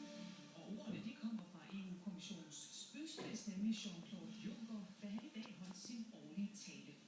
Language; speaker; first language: Danish; native; Danish